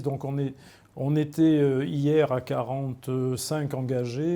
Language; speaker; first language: French; native; French